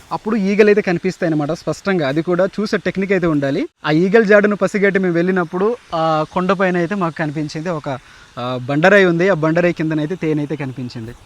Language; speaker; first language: Telugu; non-native, local second language; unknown